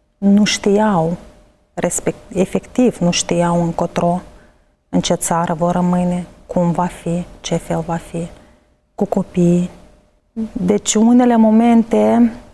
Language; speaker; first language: Romanian; early bilingual, heritage; Romanian